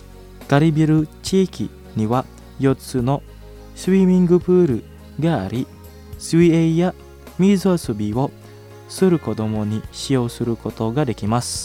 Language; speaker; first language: Japanese; non-native, fluent; Indonesian